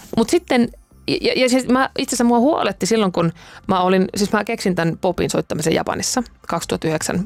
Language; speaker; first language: Finnish; native; Finnish